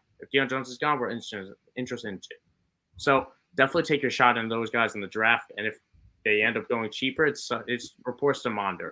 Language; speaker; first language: English; native; English